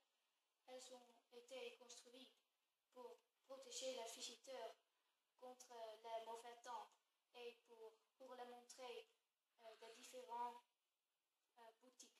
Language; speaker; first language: French; non-native, learner; Dutch